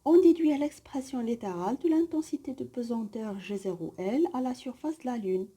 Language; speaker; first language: French; non-native, local second language; Arabic